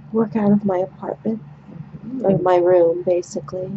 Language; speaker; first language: English; native; English